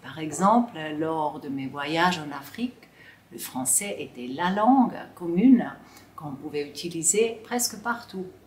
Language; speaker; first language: French; non-native, local second language; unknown